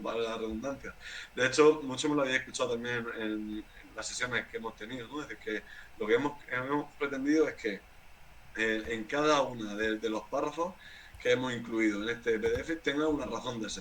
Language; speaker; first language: Spanish; native; Spanish